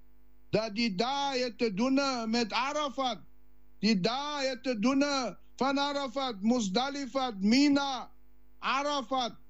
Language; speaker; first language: Dutch; non-native, learner; Afrikaans